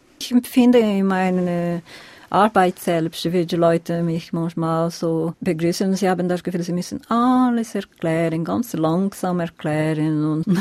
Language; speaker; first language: German; non-native, fluent; Portuguese